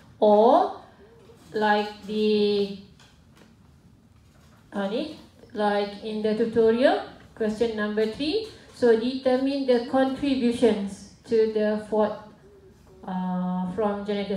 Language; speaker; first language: English; non-native, local second language; Malay